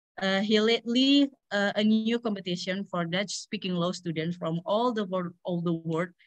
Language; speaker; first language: English; non-native, learner; Indonesian